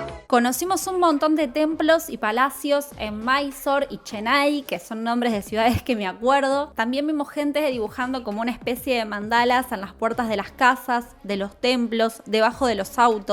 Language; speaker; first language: Spanish; native; Spanish